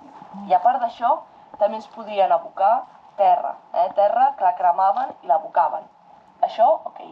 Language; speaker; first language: Catalan; native; Catalan